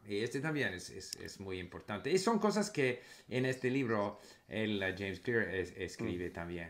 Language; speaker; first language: Spanish; non-native, fluent; English